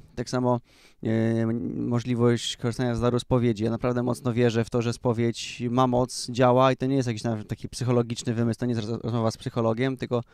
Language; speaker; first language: Polish; native; Polish